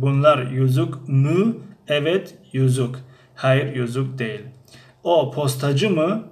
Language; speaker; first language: Turkish; non-native, learner; Tajik